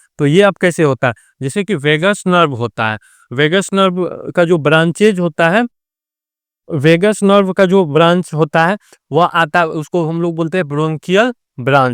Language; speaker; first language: Hindi; native; Hindi